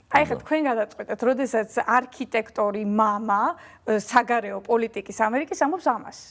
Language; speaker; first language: Georgian; early bilingual, heritage; Georgian